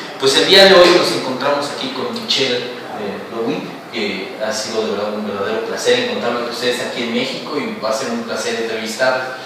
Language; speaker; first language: Spanish; native; Spanish